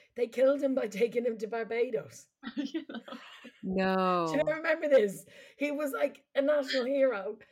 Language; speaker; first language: English; native; English